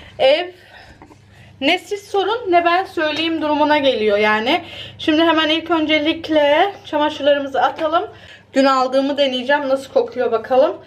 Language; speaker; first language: Turkish; early bilingual, heritage; Turkish